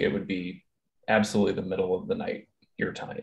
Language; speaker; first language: English; native; English